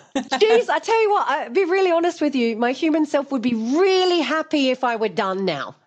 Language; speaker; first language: English; native; English